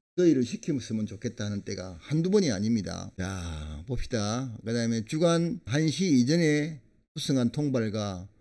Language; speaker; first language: Korean; native; Korean